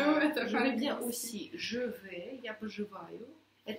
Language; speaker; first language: French; non-native, fluent; Russian